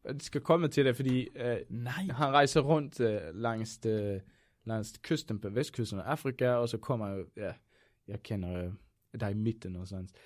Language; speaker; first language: Danish; non-native, fluent; Swedish